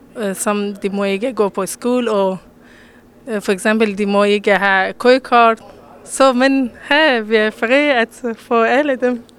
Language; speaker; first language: Danish; non-native, learner; Persian